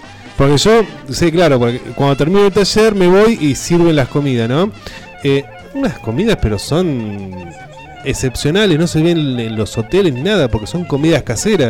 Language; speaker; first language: Spanish; native; Spanish